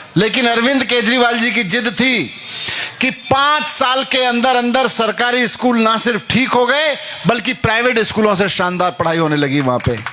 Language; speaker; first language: Hindi; native; Hindi